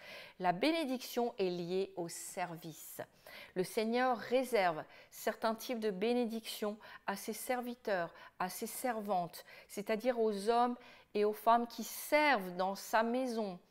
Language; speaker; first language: French; native; French